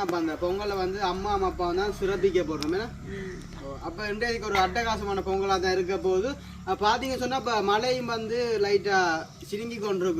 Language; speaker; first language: Tamil; native; Tamil